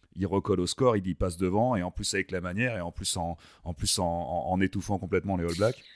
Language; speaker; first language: French; native; French